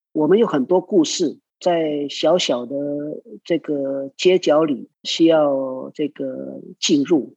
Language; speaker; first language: Chinese; non-native, local second language; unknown